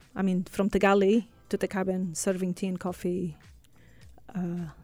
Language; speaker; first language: English; non-native, fluent; Portuguese